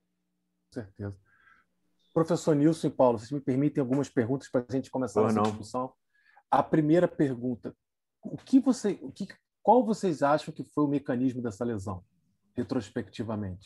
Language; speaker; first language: Portuguese; native; Portuguese